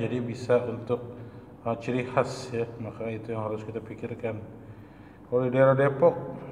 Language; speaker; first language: Indonesian; native; Indonesian